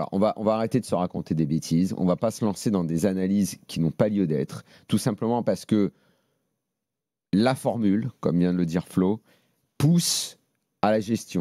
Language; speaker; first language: French; native; French